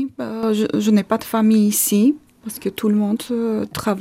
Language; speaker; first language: French; non-native, fluent; Armenian